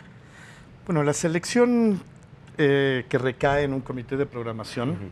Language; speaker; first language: Spanish; native; Spanish